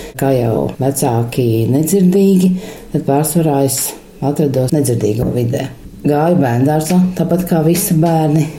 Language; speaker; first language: Latvian; non-native, local second language; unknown